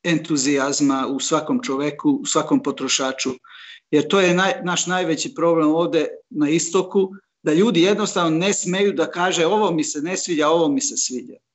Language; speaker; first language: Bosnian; non-native, local second language; Hungarian